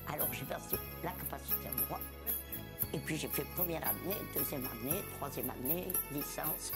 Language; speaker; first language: French; early bilingual, other home language; Catalan